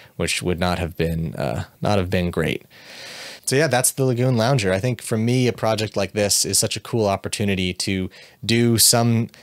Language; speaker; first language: English; native; English